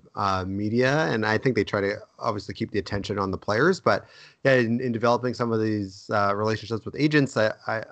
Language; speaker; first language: English; native; English